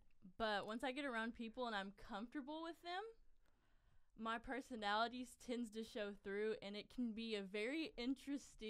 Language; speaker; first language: English; native; English